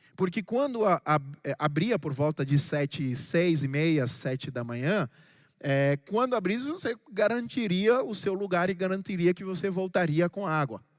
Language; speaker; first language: Portuguese; non-native, local second language; Kabuverdianu